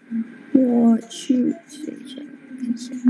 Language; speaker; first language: Chinese; non-native, learner; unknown